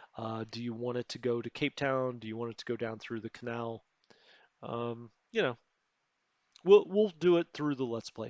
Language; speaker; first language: English; native; English